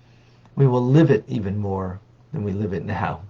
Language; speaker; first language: English; native; English